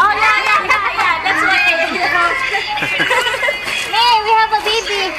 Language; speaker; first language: English; non-native, learner; Cebuano